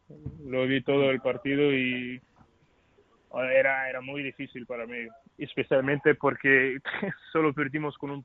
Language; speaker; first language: Spanish; non-native, learner; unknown